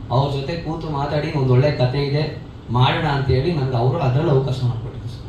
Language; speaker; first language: Kannada; native; Kannada